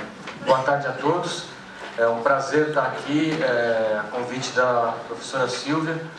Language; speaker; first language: Portuguese; native; Portuguese